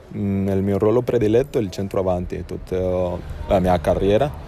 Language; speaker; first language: Italian; non-native, learner; Spanish